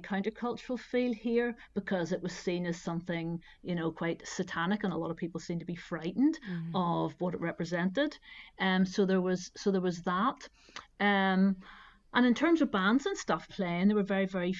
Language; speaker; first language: English; native; English